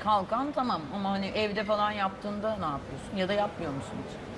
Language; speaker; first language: Turkish; native; Turkish